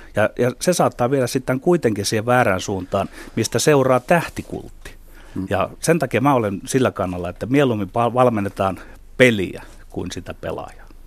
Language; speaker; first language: Finnish; native; Finnish